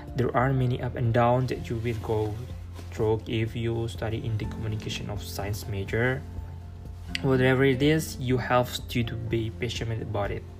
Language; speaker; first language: English; non-native, learner; Indonesian